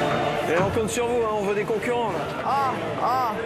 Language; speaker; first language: French; non-native, learner; Spanish